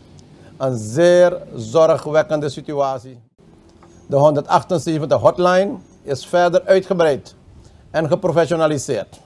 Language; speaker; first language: Dutch; native; Dutch